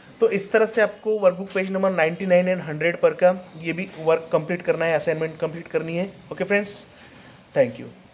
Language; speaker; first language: Hindi; non-native, local second language; Marathi